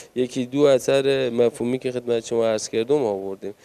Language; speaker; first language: Persian; native; Persian